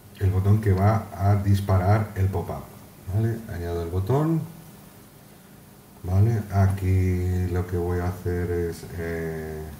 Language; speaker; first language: Spanish; native; Spanish